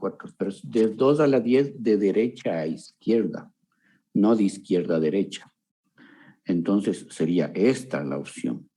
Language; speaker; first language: Spanish; native; Spanish